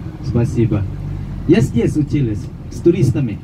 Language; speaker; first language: Russian; non-native, fluent; Indonesian